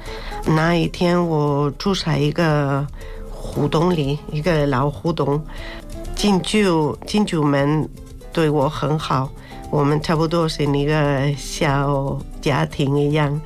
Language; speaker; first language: Chinese; non-native, fluent; Spanish